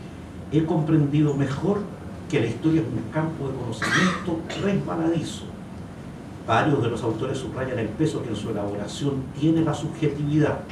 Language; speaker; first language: Spanish; native; Spanish